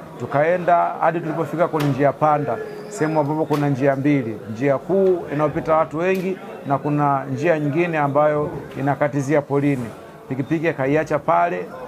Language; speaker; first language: Swahili; native; Swahili